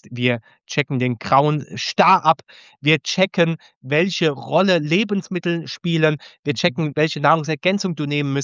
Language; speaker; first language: German; native; German